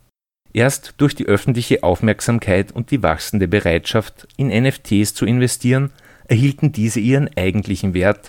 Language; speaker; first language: German; native; German